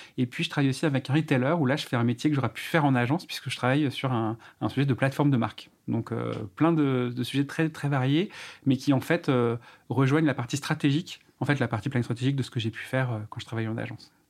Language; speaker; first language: French; native; French